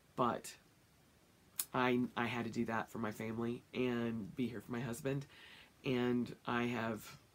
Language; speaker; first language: English; native; English